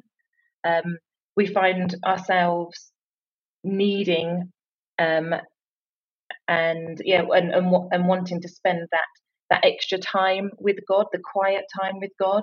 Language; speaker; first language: English; native; English